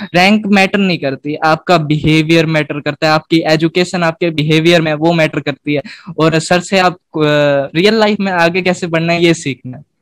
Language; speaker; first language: Hindi; native; Hindi